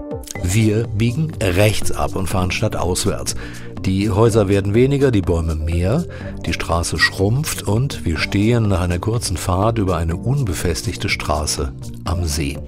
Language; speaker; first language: German; native; German